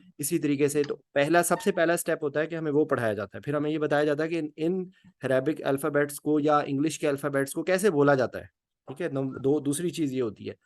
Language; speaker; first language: Urdu; native; Urdu